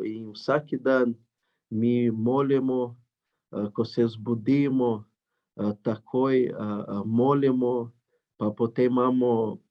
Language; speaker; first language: Slovenian; non-native, learner; Portuguese